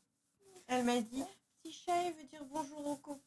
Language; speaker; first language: French; native; French